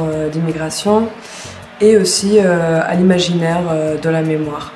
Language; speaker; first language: French; non-native, fluent; German